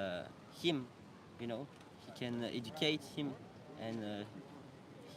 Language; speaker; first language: English; non-native, learner; French